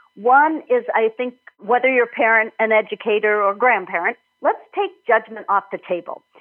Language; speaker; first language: English; native; English